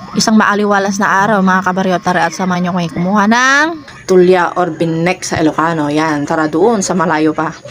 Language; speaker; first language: Filipino; non-native, local second language; Iloko